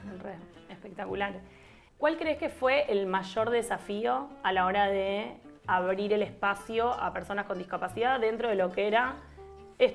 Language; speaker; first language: Spanish; native; Spanish